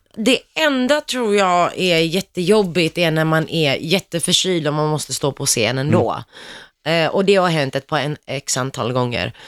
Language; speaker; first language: Swedish; early bilingual, other home language; Greek